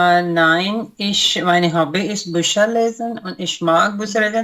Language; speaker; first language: German; non-native, learner; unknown